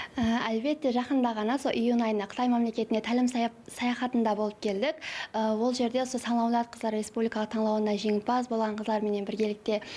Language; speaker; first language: Uzbek; non-native, local second language; Kara-Kalpak